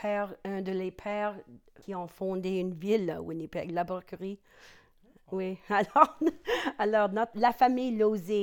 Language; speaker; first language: French; non-native, local second language; English